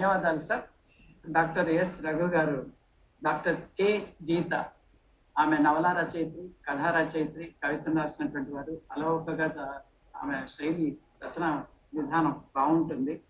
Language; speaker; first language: Telugu; native; Telugu